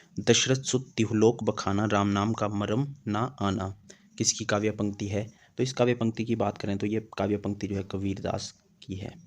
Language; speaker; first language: Hindi; native; Hindi